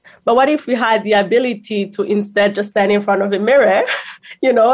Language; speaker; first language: English; non-native, local second language; Kinyarwanda